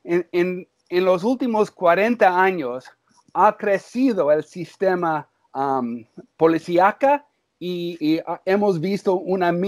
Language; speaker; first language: Spanish; early bilingual, heritage; English